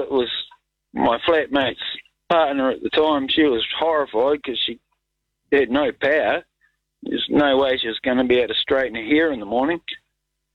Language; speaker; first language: English; native; English